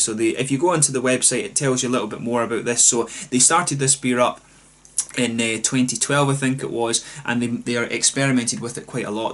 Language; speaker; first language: English; native; English